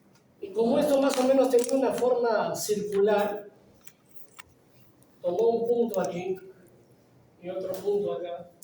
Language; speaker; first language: Spanish; native; Spanish